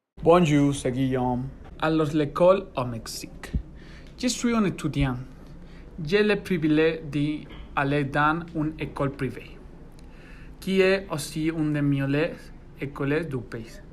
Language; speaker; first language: French; non-native, learner; Spanish